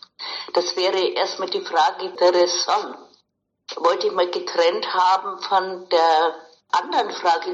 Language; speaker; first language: German; native; German